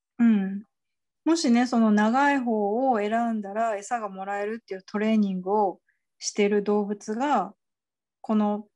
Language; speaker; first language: Japanese; native; Japanese